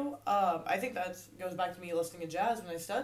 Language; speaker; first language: English; native; English